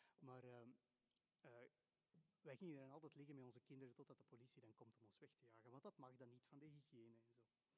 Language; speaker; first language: Dutch; native; Dutch